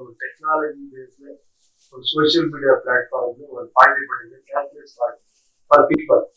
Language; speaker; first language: Tamil; non-native, learner; Kannada